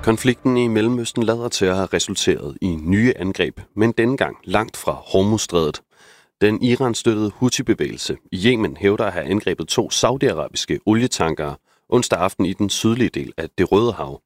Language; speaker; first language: Danish; native; Danish